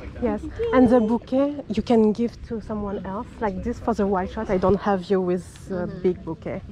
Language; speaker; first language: English; non-native, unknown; French